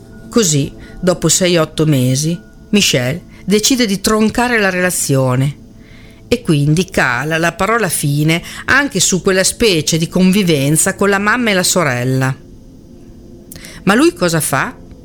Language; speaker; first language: Italian; native; Italian